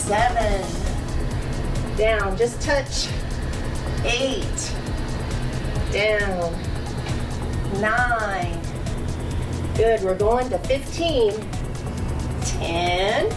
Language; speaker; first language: English; native; English